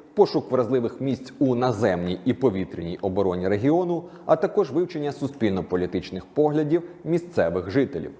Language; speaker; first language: Ukrainian; native; Ukrainian